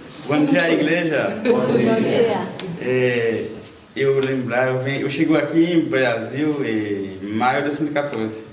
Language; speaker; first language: Portuguese; non-native, learner; Haitian Creole